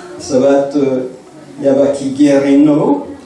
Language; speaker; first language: Kinyarwanda; non-native, learner; Malagasy